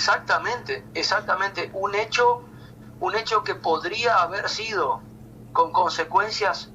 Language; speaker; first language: Spanish; native; Spanish